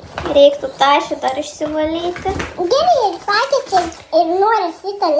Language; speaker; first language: Lithuanian; early bilingual, heritage; Lithuanian